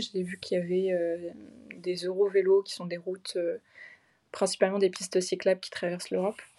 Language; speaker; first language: French; native; French